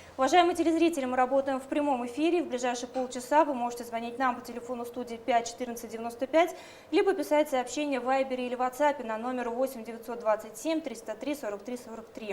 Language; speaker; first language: Russian; native; Russian